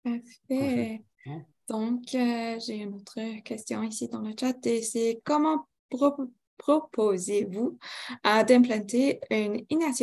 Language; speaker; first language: French; non-native, local second language; English